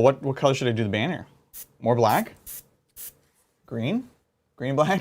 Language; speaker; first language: English; native; English